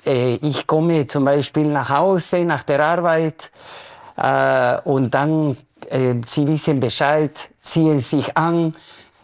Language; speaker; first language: German; non-native, fluent; Spanish